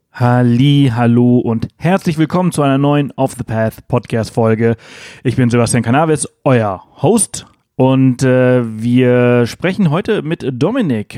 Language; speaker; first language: German; native; German